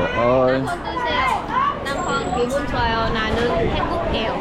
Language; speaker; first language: Korean; non-native, learner; Vietnamese